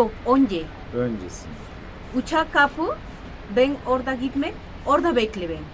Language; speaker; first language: Turkish; non-native, learner; Spanish